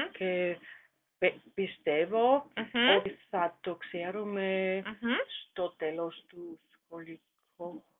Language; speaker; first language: Greek; non-native, learner; German